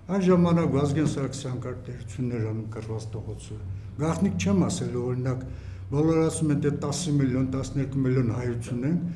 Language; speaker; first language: Armenian; native; Armenian